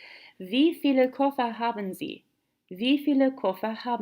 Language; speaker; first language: German; non-native, fluent; English